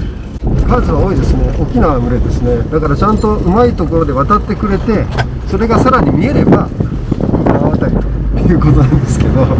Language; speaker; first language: Japanese; native; Japanese